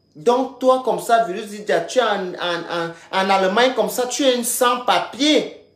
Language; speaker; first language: French; native; French